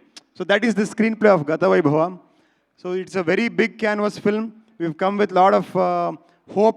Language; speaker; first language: Telugu; non-native, learner; Kannada